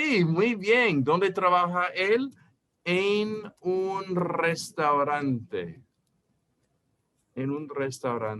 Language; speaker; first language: Spanish; non-native, fluent; English